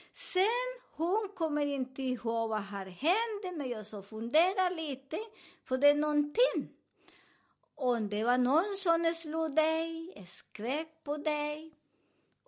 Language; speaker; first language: Swedish; non-native, fluent; Spanish